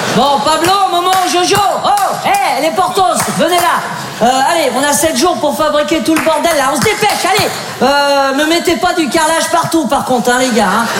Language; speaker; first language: French; native; French